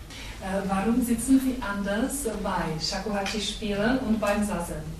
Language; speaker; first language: German; non-native, fluent; Czech